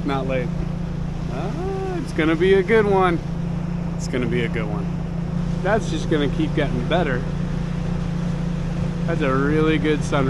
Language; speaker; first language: English; native; English